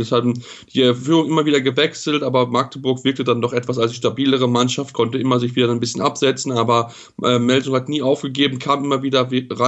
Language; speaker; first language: German; native; German